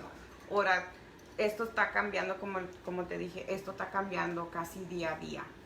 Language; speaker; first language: Spanish; early bilingual, heritage; Spanish